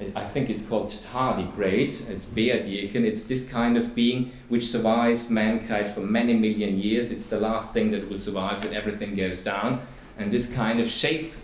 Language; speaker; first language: English; non-native, fluent; German